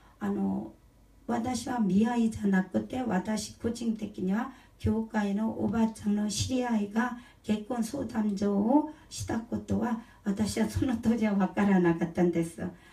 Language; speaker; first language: Japanese; non-native, learner; Korean